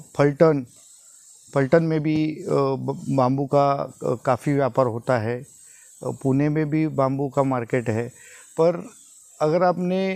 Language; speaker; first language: Hindi; non-native, local second language; Marathi